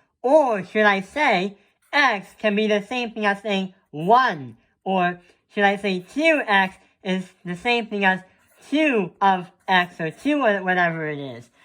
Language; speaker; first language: English; native; English